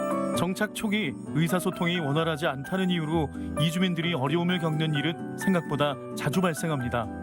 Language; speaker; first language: Korean; native; Korean